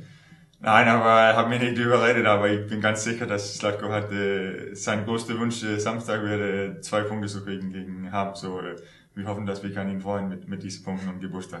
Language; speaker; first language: German; non-native, learner; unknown